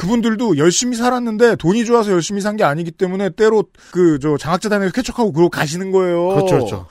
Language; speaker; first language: Korean; native; Korean